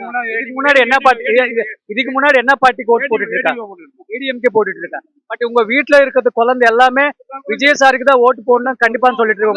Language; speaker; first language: Tamil; non-native, fluent; Telugu